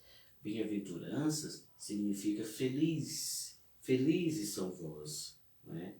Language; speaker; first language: Portuguese; native; Portuguese